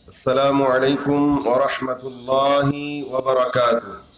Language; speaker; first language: Indonesian; non-native, learner; Urdu